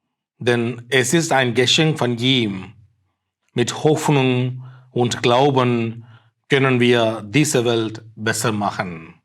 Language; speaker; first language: German; non-native, fluent; Tamil